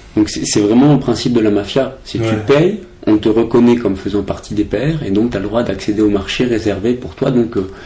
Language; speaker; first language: French; native; French